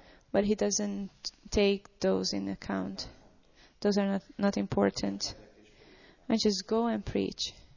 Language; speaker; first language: English; non-native, fluent; Hungarian